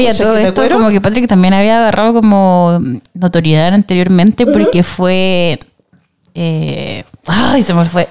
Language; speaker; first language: Spanish; native; Spanish